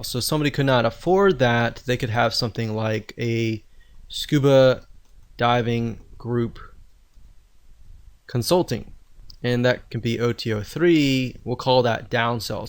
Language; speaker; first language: English; native; English